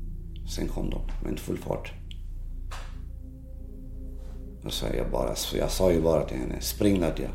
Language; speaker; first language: Swedish; early bilingual, other home language; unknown